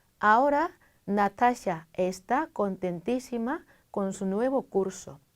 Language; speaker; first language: Spanish; non-native, fluent; Korean